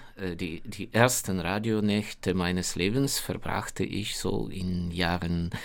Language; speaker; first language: German; non-native, fluent; Ukrainian